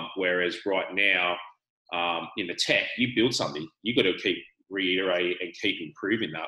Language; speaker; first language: English; native; English